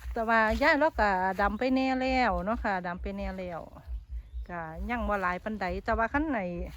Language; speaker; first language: Thai; native; Thai